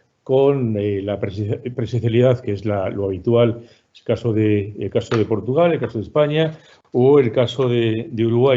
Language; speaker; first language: Spanish; native; Spanish